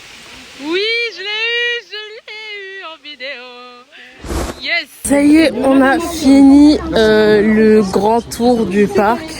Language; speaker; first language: French; native; French